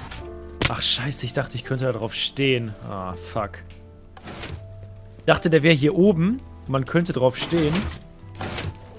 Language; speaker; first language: German; native; German